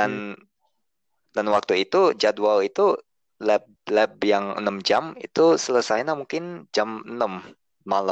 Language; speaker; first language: Indonesian; early bilingual, heritage; Indonesian